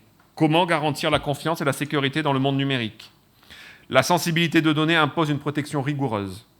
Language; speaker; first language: French; native; French